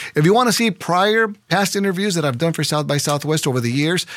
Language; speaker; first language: English; early bilingual, other home language; Spanish